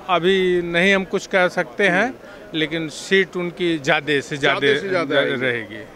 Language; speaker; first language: Hindi; native; Hindi